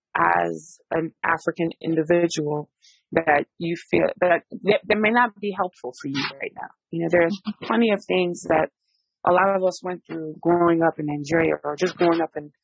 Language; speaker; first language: English; early bilingual, other home language; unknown